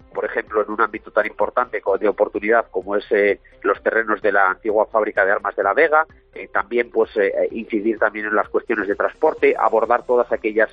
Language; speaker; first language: Spanish; native; Spanish